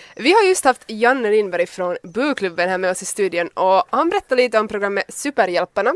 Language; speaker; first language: Swedish; native; Swedish